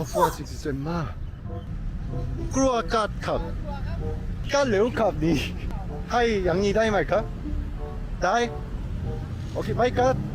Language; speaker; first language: Thai; non-native, learner; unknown